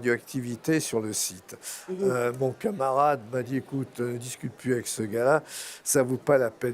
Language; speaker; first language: French; native; French